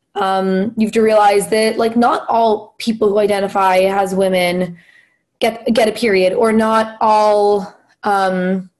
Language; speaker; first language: English; native; English